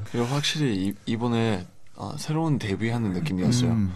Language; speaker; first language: Korean; non-native, fluent; English